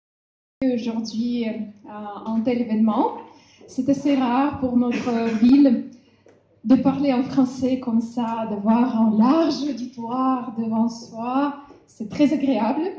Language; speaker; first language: French; non-native, fluent; Russian